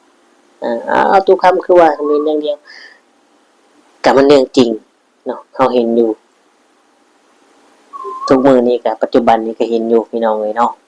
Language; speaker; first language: Thai; non-native, local second language; Northeastern Thai